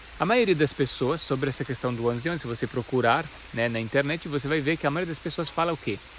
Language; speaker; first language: Portuguese; non-native, fluent; Italian